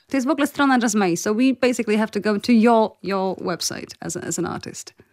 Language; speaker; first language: English; non-native, fluent; Polish